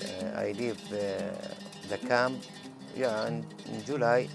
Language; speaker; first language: English; non-native, learner; Arabic